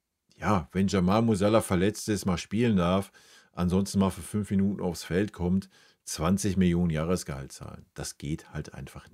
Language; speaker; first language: German; native; German